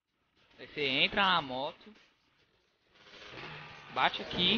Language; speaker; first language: Portuguese; native; Portuguese